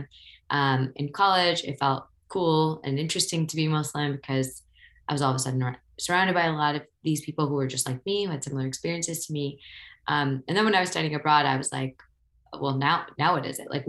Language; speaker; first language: English; native; English